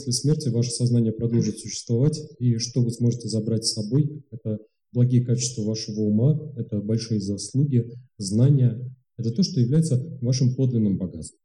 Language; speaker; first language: Russian; native; Russian